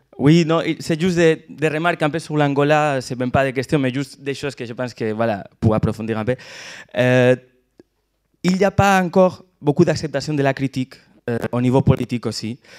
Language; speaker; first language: French; non-native, fluent; Catalan